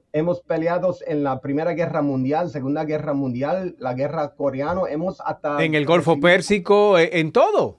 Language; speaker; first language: Spanish; early bilingual, heritage; Spanish